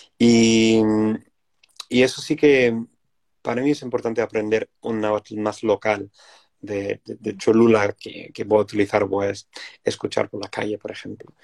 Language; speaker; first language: Spanish; non-native, fluent; English